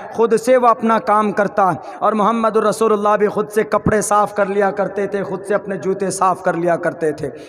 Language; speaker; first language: Urdu; native; Urdu